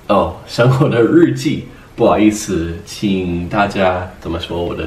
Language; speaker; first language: Chinese; non-native, fluent; English